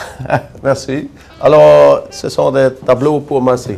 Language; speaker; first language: French; non-native, fluent; Dutch